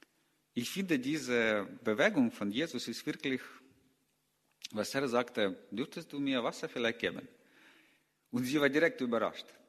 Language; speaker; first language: German; non-native, learner; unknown